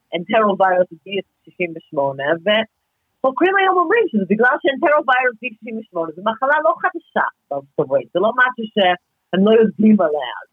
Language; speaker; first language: Hebrew; non-native, fluent; English